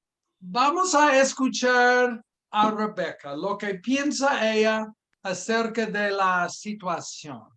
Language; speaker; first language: Spanish; non-native, fluent; English